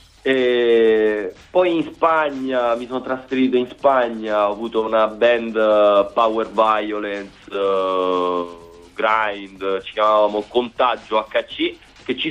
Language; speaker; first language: Italian; native; Italian